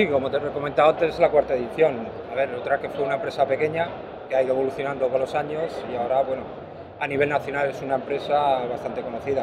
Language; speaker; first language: Spanish; native; Spanish